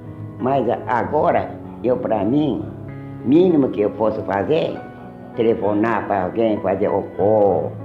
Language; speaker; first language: Portuguese; early bilingual, heritage; Japanese